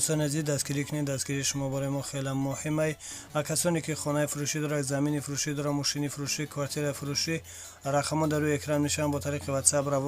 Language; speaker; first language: Tajik; native; Tajik